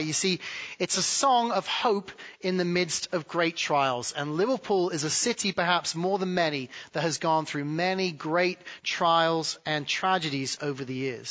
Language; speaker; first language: English; native; English